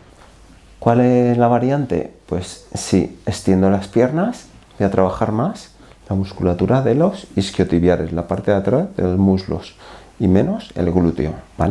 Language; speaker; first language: Spanish; native; Spanish